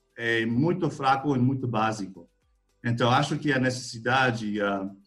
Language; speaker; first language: Portuguese; non-native, fluent; English